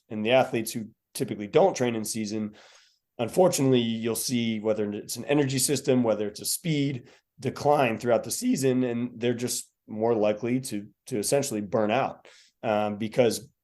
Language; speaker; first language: English; native; English